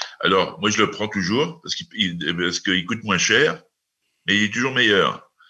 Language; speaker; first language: French; native; French